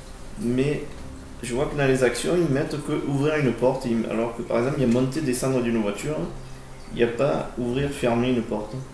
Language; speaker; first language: French; native; French